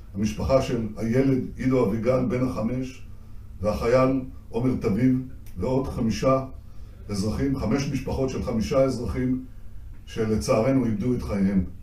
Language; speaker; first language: Hebrew; native; Hebrew